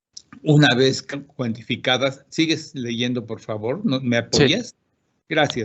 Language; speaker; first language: Spanish; native; Spanish